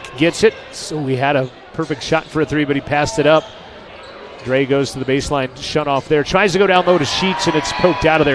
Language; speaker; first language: English; native; English